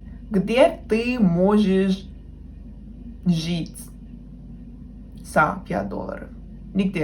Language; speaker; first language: Russian; non-native, fluent; Spanish